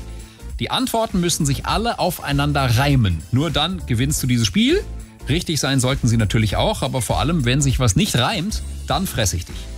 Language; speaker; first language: German; native; German